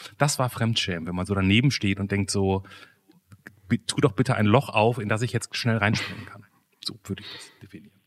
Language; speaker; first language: German; native; German